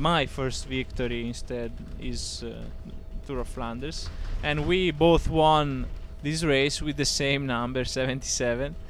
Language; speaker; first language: English; non-native, learner; Italian